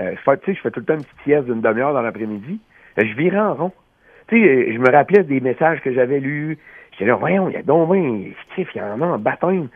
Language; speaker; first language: French; native; French